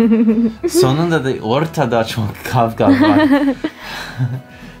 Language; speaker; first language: Turkish; non-native, learner; English